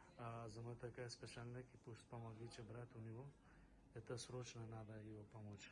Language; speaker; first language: Russian; non-native, learner; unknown